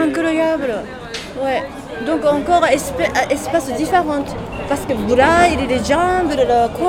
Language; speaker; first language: French; non-native, learner; Japanese